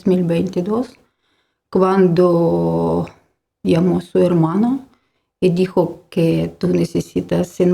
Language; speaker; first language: Spanish; non-native, learner; Ukrainian